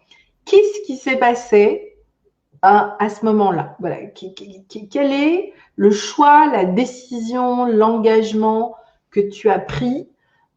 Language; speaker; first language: French; native; French